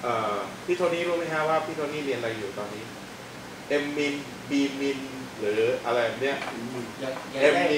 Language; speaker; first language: Thai; native; Thai